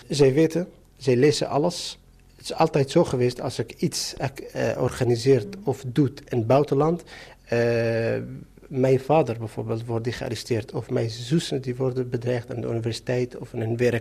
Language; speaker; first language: Dutch; non-native, fluent; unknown